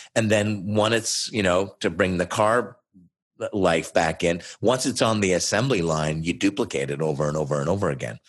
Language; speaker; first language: English; native; English